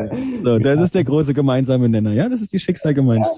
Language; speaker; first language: German; native; German